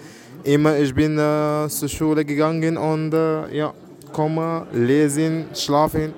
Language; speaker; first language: German; non-native, learner; Arabic